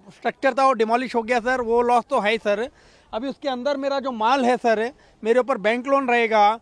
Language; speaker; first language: Hindi; non-native, local second language; Urdu